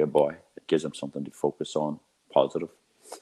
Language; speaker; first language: English; native; English